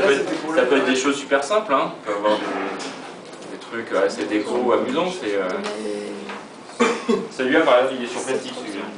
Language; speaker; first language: French; native; French